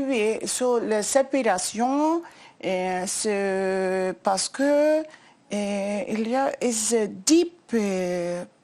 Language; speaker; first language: French; non-native, learner; English